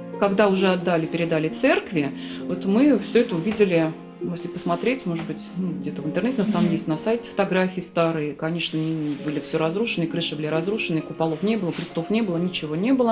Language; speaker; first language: Russian; native; Russian